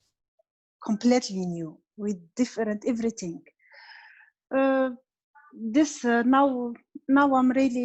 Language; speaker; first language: English; non-native, learner; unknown